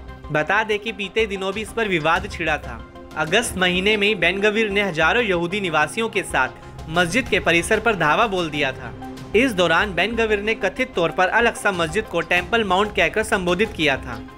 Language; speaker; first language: Hindi; native; Hindi